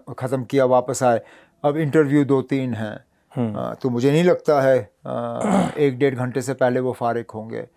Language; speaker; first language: Hindi; non-native, local second language; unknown